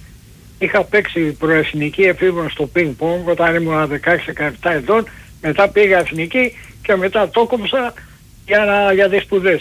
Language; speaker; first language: Greek; native; Greek